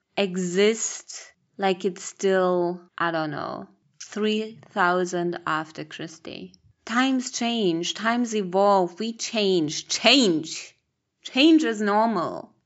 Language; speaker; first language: English; non-native, fluent; German